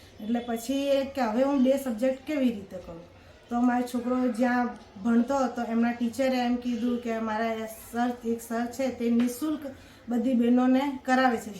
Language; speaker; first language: Gujarati; non-native, local second language; Hindi